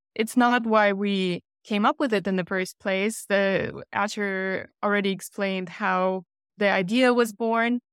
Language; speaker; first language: English; non-native, fluent; Russian